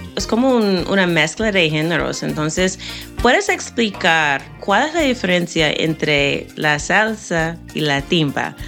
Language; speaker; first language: Spanish; non-native, fluent; English